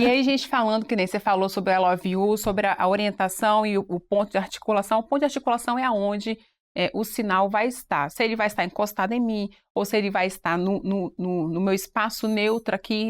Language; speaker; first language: Portuguese; native; Portuguese